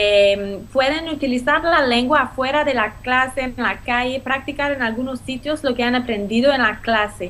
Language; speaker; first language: Spanish; non-native, fluent; French